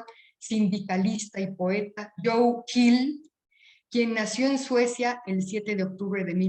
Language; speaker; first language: Spanish; native; Spanish